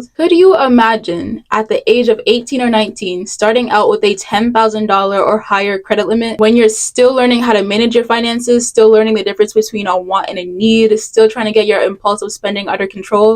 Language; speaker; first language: English; native; English